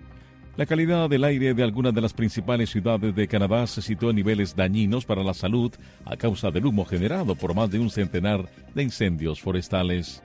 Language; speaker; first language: Spanish; native; Spanish